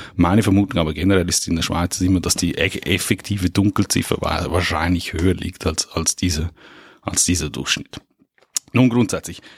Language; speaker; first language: German; native; German